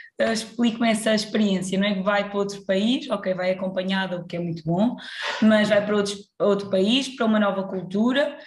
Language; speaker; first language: Portuguese; native; Portuguese